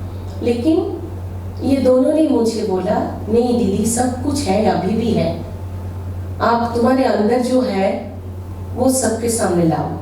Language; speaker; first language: Hindi; non-native, local second language; Bangla